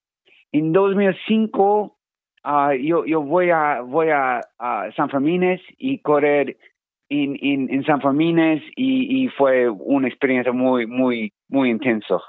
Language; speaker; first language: Spanish; non-native, learner; English